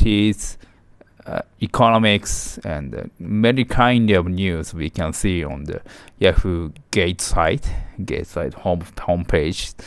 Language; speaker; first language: English; non-native, learner; Japanese